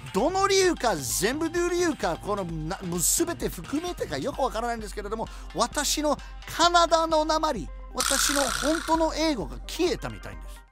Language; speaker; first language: Japanese; non-native, fluent; English